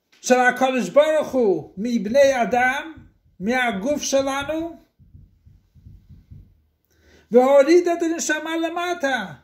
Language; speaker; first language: Hebrew; non-native, fluent; English